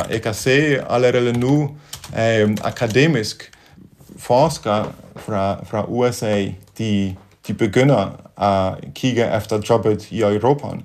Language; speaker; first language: Danish; non-native, fluent; Polish